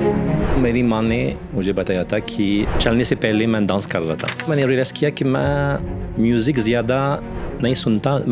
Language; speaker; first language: Hindi; non-native, fluent; French